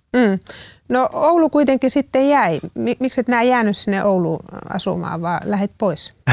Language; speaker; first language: Finnish; native; Finnish